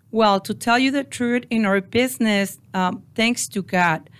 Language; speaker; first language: English; non-native, fluent; Spanish